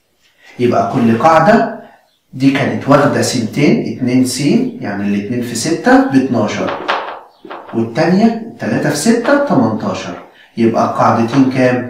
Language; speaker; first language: Arabic; native; Arabic